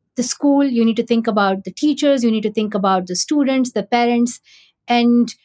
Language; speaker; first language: English; non-native, local second language; Pashto